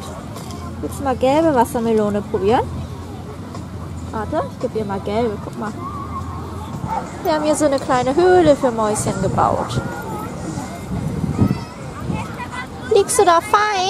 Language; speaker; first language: German; native; German